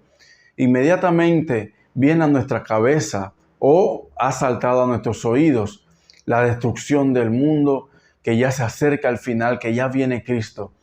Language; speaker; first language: Spanish; native; Spanish